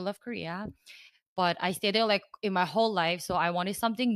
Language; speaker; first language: English; non-native, fluent; Korean